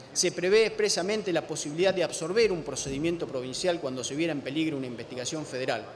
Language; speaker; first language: Spanish; native; Spanish